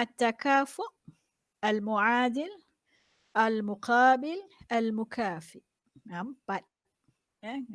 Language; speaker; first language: Arabic; non-native, fluent; Malay